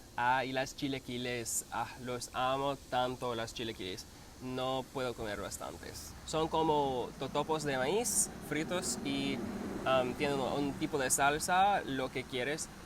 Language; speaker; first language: Spanish; non-native, learner; English